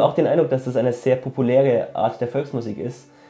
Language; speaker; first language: German; native; German